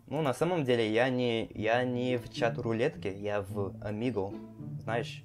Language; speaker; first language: Russian; non-native, fluent; Portuguese